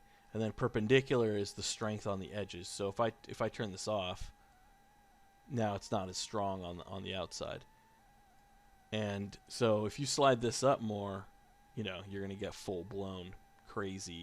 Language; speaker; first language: English; native; English